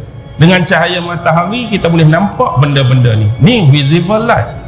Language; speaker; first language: Malay; native; Malay